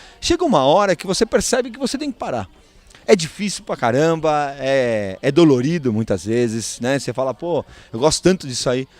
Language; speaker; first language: Portuguese; early bilingual, other home language; Spanish